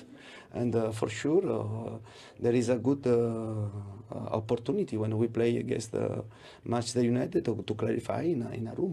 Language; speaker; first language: English; non-native, learner; Italian